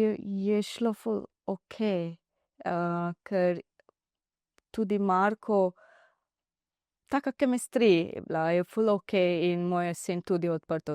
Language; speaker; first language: Slovenian; non-native, learner; Divehi